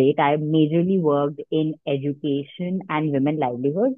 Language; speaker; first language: English; non-native, local second language; Hindi